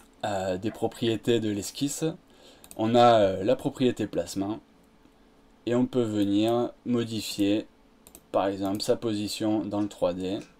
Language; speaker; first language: French; native; French